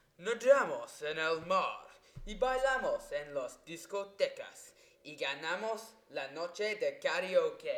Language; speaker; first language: Spanish; non-native, learner; English